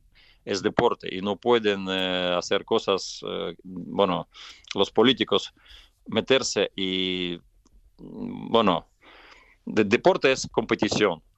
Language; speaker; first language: Spanish; non-native, fluent; Russian